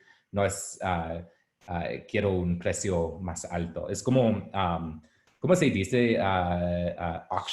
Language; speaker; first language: Spanish; non-native, learner; English